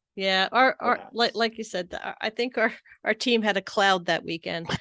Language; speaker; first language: English; native; English